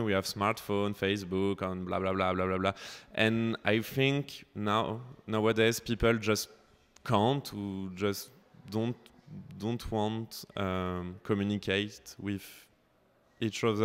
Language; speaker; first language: English; non-native, learner; French